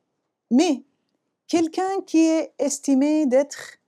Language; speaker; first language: French; non-native, fluent; Arabic